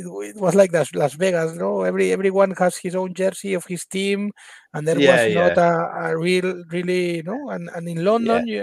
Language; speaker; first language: English; non-native, fluent; Spanish